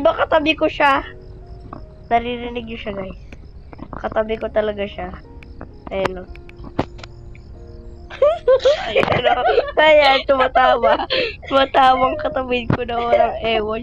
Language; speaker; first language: Filipino; native; Filipino